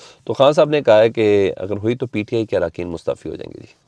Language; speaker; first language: Urdu; native; Urdu